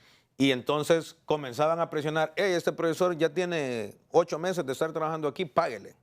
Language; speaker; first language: Spanish; native; Spanish